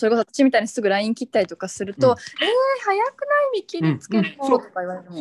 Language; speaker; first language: Japanese; native; Japanese